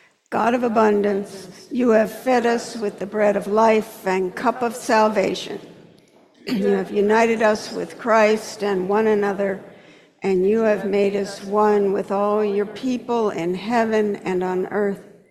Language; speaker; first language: English; native; English